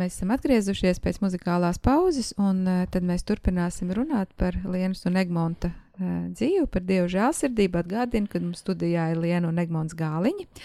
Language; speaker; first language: Latvian; native; Latvian